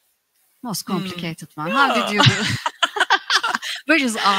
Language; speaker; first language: English; non-native, fluent; Turkish